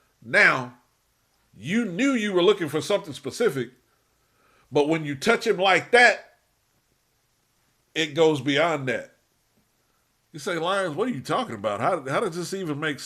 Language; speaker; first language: English; native; English